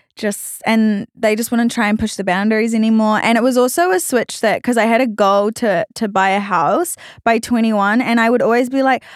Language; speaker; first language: English; native; English